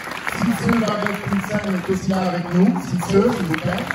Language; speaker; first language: French; native; French